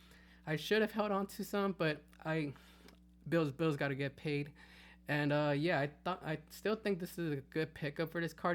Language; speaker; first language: English; native; English